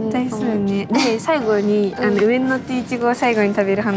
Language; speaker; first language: Japanese; native; Japanese